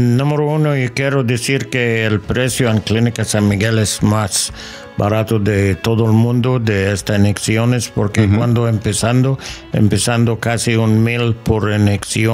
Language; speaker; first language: Spanish; non-native, learner; English